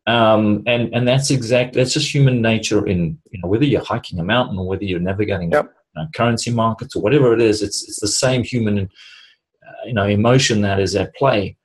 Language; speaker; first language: English; native; English